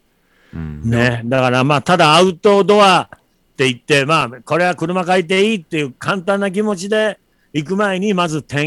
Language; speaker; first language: Japanese; native; Japanese